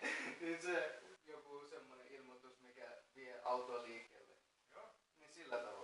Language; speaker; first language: Finnish; non-native, fluent; Persian